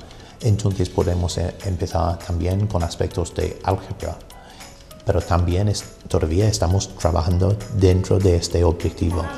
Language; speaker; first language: Spanish; non-native, fluent; English